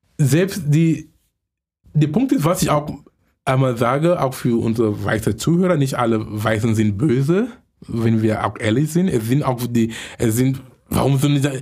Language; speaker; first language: German; non-native, fluent; English